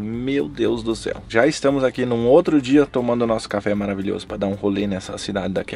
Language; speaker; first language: Portuguese; native; Portuguese